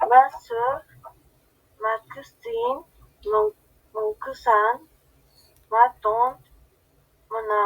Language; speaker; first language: French; non-native, learner; Spanish